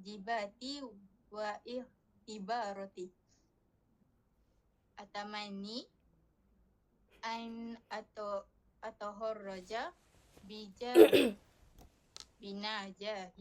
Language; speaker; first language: Arabic; non-native, learner; Malay